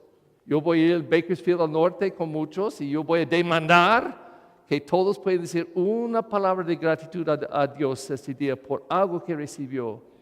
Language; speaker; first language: Spanish; non-native, learner; English